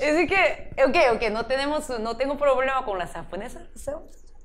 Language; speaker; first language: Spanish; non-native, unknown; Korean